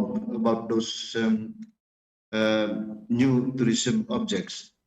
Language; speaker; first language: English; non-native, fluent; Indonesian